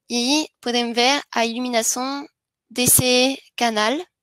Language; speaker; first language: Spanish; non-native, learner; French